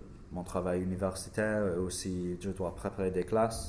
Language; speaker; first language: French; non-native, learner; English